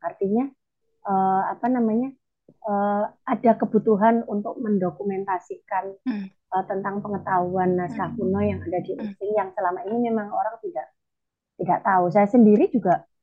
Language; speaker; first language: Indonesian; non-native, local second language; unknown